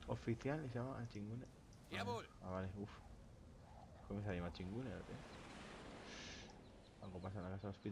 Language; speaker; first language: Spanish; native; Spanish